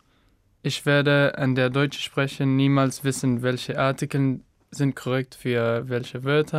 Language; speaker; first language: German; non-native, learner; Spanish